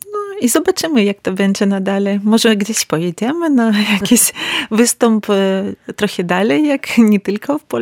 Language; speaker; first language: Polish; non-native, learner; Ukrainian